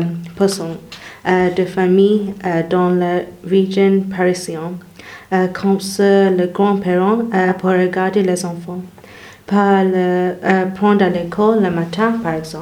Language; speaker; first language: French; non-native, learner; English